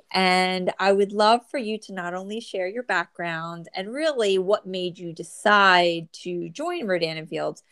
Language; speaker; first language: English; native; English